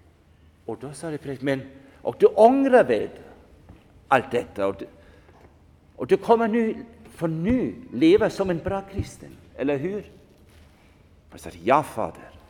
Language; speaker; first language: Swedish; non-native, fluent; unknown